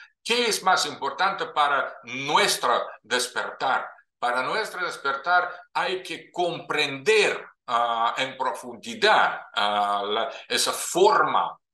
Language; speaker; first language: Spanish; non-native, fluent; Russian